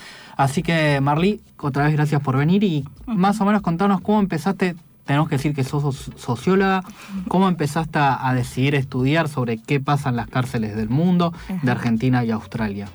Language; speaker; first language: Spanish; native; Spanish